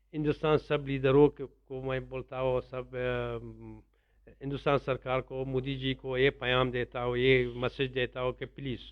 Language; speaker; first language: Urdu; non-native, learner; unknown